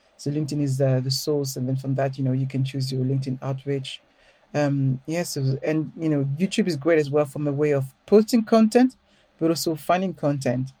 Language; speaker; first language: English; non-native, fluent; French